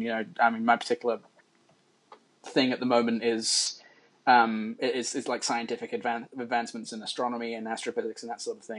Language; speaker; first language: English; native; English